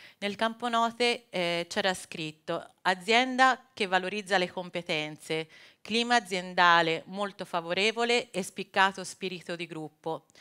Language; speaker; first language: Italian; native; Italian